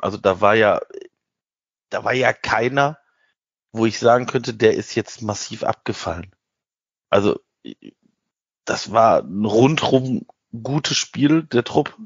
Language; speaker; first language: German; native; German